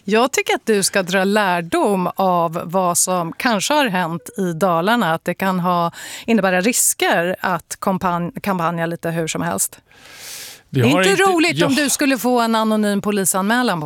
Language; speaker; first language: Swedish; native; Swedish